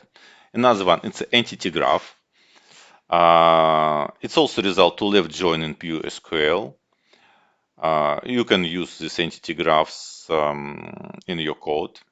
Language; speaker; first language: English; non-native, fluent; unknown